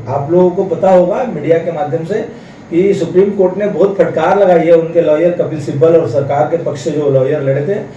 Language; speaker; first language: Hindi; non-native, local second language; Bangla